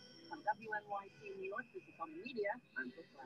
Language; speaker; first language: English; native; English